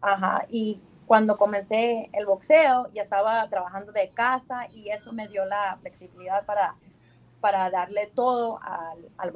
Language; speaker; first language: Spanish; early bilingual, heritage; Spanish